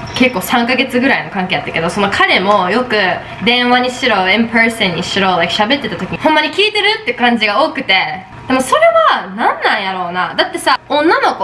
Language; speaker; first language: Japanese; early bilingual, heritage; Japanese